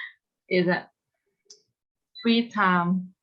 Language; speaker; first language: English; non-native, learner; Thai